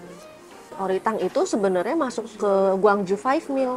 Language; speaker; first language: Indonesian; native; Indonesian